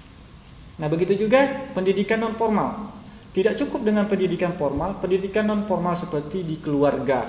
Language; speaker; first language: Indonesian; native; Indonesian